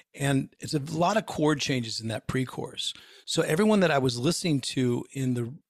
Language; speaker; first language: English; native; English